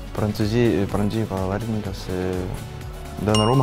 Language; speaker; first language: Lithuanian; native; Lithuanian